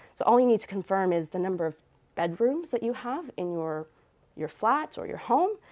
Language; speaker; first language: English; native; English